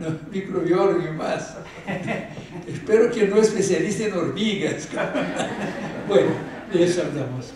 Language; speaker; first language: Spanish; non-native, fluent; Portuguese